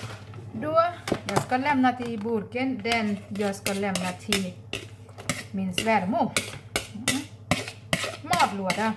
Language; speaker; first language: Swedish; non-native, learner; Thai